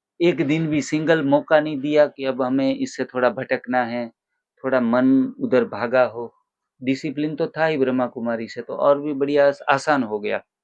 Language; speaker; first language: Hindi; non-native, local second language; Gujarati